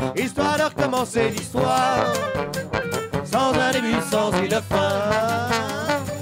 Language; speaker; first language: French; native; French